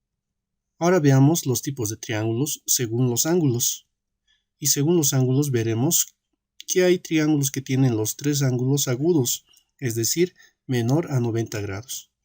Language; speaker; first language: Spanish; native; Spanish